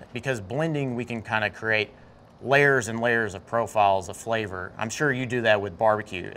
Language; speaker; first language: English; native; English